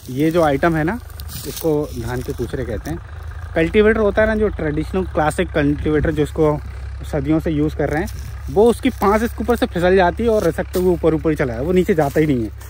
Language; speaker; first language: Hindi; native; Hindi